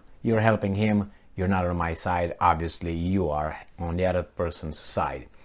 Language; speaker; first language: English; non-native, fluent; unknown